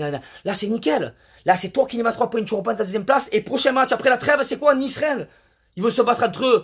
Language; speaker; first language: French; native; French